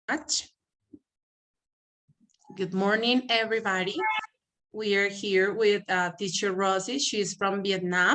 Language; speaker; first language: English; non-native, fluent; Spanish